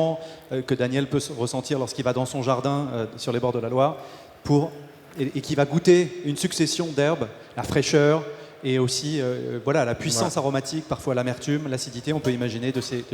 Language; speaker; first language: French; native; French